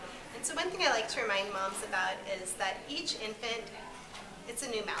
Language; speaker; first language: English; native; English